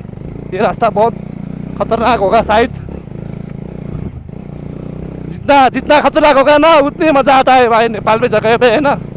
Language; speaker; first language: Hindi; non-native, learner; Nepali